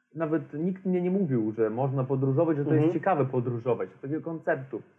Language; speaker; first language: Polish; non-native, fluent; Romanian